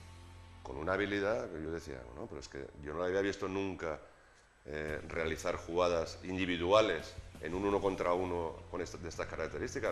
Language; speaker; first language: Spanish; native; Spanish